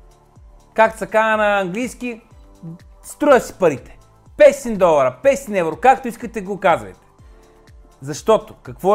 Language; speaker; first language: Bulgarian; native; Bulgarian